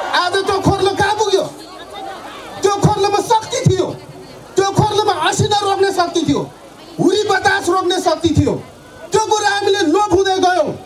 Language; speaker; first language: Nepali; non-native, local second language; Eastern Tamang